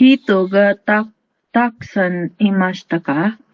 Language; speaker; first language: Japanese; non-native, learner; Filipino